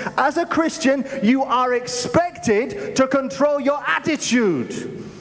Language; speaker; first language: English; native; English